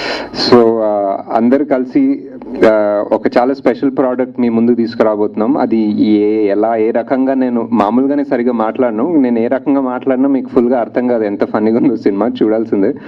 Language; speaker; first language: Telugu; native; Telugu